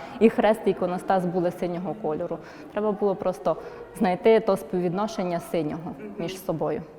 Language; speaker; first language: Ukrainian; native; Ukrainian